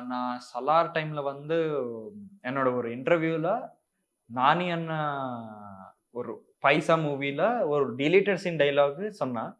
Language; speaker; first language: Tamil; non-native, learner; Telugu